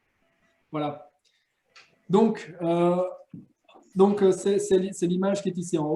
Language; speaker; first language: French; native; French